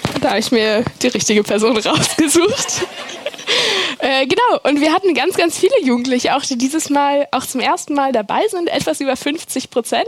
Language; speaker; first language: German; native; German